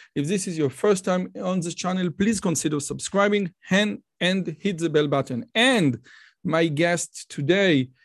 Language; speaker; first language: English; non-native, fluent; Hebrew